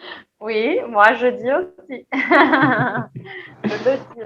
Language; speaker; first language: French; non-native, fluent; Portuguese